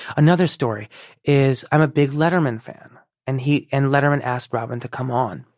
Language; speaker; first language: English; early bilingual, other home language; Persian